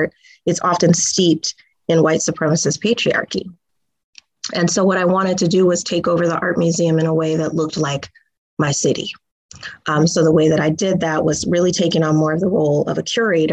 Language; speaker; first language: English; native; English